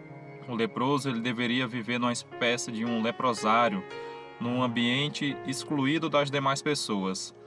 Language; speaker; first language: Portuguese; native; Portuguese